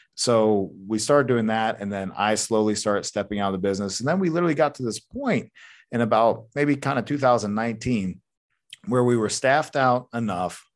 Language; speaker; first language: English; native; English